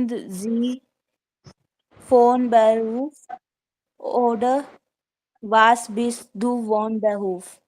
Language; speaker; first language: German; non-native, learner; Hindi